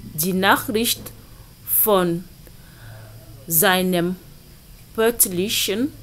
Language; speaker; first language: German; non-native, learner; French